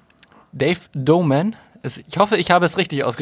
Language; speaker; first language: German; native; German